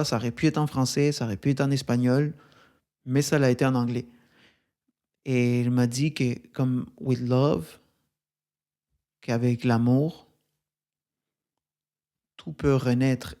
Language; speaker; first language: French; native; French